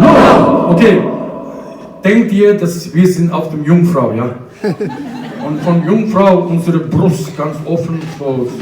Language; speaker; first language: German; non-native, fluent; Tibetan